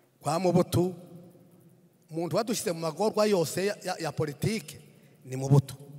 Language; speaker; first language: Kinyarwanda; native; Kinyarwanda